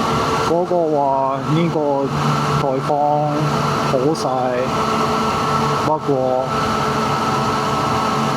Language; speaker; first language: Chinese; non-native, learner; Japanese